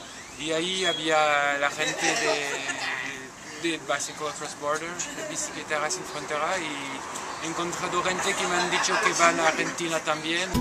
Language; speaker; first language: Spanish; non-native, fluent; French